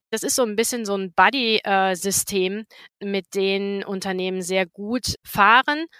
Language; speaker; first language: German; native; German